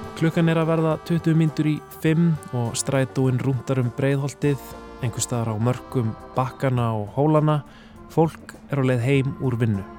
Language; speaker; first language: Icelandic; native; Icelandic